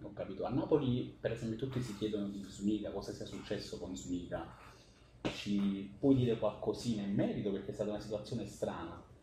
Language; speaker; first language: Italian; native; Italian